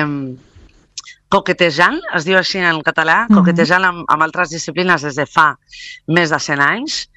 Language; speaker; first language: Catalan; non-native, local second language; Spanish